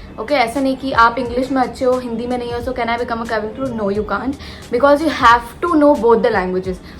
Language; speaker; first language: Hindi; native; Hindi